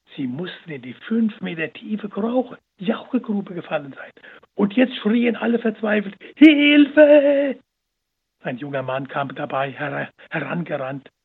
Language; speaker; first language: German; native; German